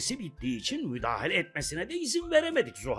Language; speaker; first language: Turkish; native; Turkish